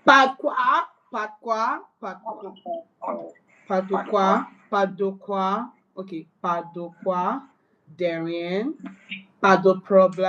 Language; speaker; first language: French; non-native, learner; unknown